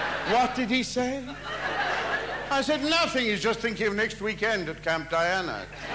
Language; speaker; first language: English; early bilingual, other home language; German